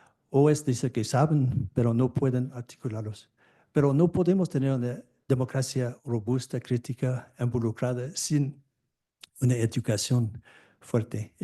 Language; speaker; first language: Spanish; non-native, fluent; French